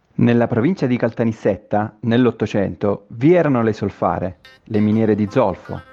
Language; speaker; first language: Italian; native; Italian